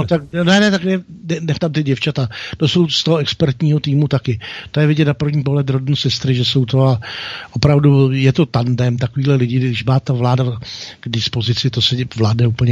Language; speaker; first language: Czech; native; Czech